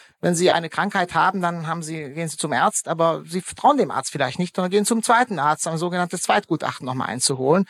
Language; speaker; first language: German; early bilingual, other home language; Hungarian